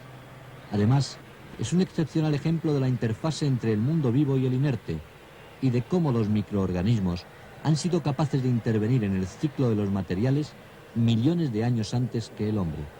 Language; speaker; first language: Spanish; native; Spanish